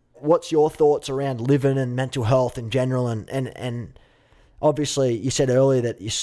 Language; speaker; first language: English; native; English